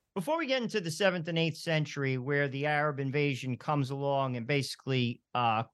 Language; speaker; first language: English; early bilingual, other home language; Italian